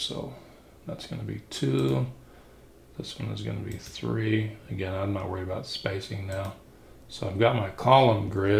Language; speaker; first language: English; native; English